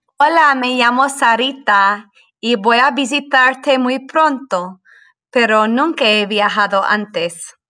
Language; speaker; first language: Spanish; non-native, fluent; English